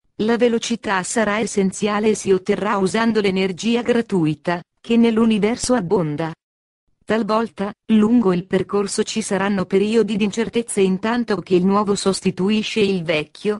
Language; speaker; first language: Italian; native; Italian